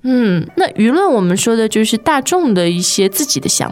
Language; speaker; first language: Chinese; native; Chinese